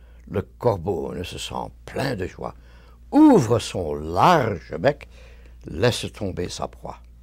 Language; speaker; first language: French; early bilingual, other home language; Yiddish